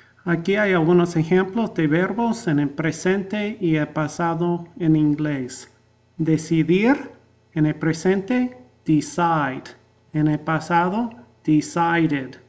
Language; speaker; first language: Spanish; non-native, fluent; English